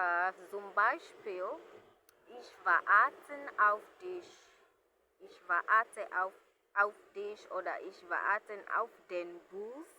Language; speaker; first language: German; non-native, learner; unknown